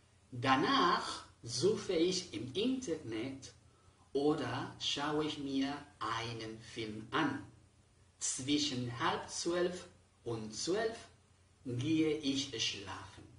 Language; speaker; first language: German; non-native, fluent; Spanish